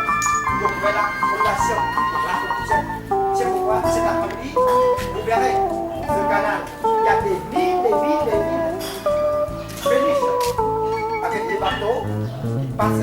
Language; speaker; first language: French; non-native, learner; Vietnamese